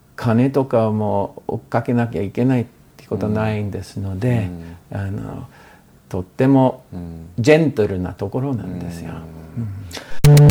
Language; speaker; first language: Japanese; non-native, fluent; English